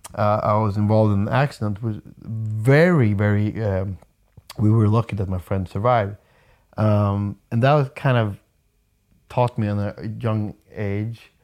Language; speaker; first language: English; non-native, fluent; Swedish